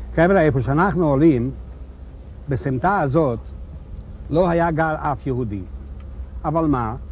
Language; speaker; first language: Hebrew; non-native, fluent; Yiddish